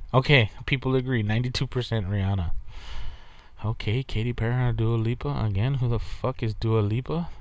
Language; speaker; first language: English; native; English